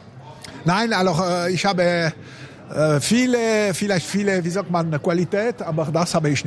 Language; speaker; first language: German; non-native, local second language; French